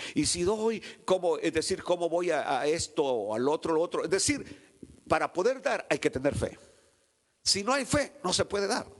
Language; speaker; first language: Spanish; native; Spanish